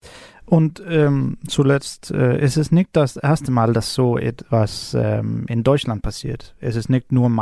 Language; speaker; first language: German; non-native, learner; Danish